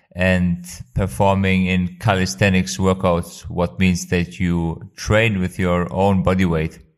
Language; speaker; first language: English; non-native, fluent; Albanian